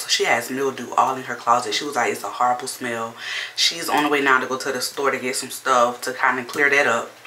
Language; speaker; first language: English; native; English